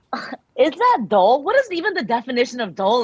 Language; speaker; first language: English; early bilingual, other home language; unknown